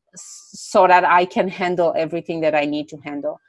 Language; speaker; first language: English; non-native, fluent; Romanian